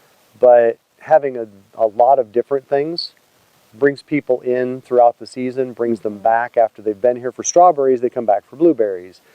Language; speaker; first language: English; native; English